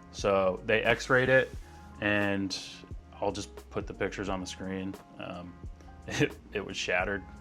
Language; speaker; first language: English; native; English